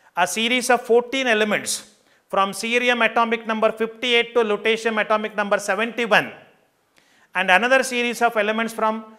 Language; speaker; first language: English; non-native, local second language; Kannada